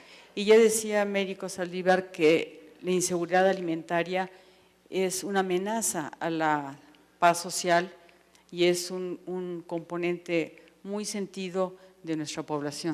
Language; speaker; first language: Spanish; native; Spanish